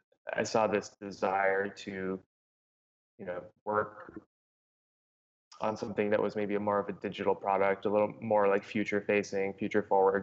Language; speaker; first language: English; native; English